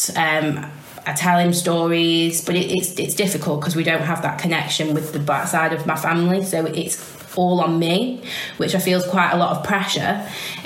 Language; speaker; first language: English; native; English